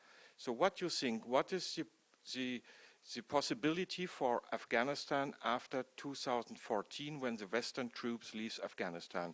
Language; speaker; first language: English; non-native, learner; German